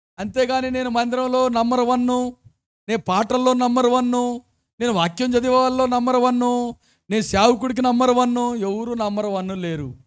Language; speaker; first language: Telugu; early bilingual, other home language; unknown